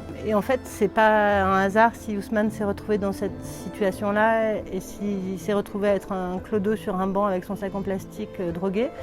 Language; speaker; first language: French; native; French